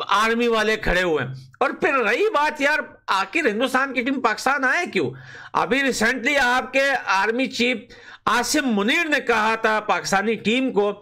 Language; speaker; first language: Urdu; native; Urdu